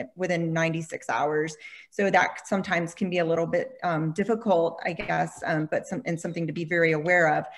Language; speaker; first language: English; native; English